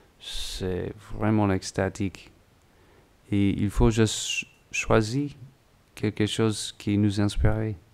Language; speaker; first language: French; non-native, learner; English